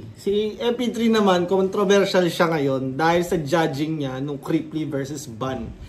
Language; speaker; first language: Filipino; native; Filipino